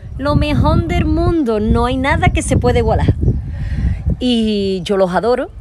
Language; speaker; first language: Spanish; native; Spanish